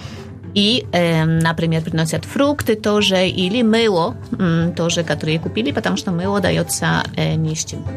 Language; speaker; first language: Russian; non-native, fluent; Polish